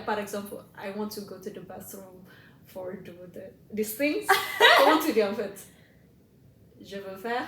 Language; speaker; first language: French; non-native, fluent; Indonesian